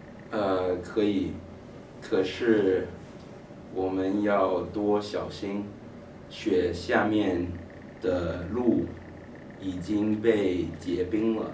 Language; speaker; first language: Chinese; non-native, learner; English